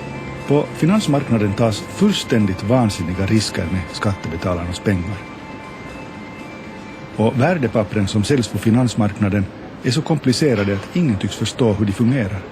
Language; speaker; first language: Swedish; native; Swedish